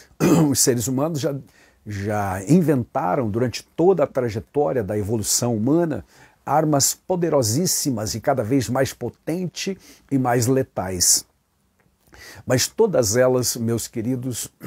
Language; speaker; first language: Portuguese; native; Portuguese